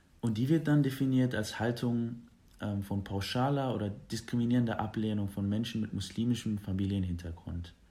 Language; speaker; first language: German; early bilingual, other home language; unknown